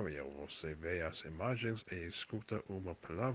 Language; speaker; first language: Portuguese; non-native, learner; English